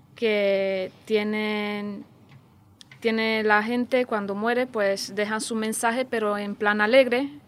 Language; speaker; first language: Spanish; non-native, fluent; Romanian